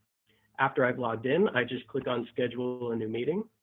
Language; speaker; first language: English; native; English